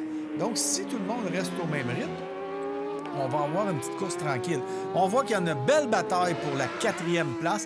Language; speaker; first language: French; native; French